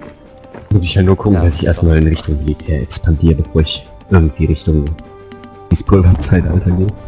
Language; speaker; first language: German; native; German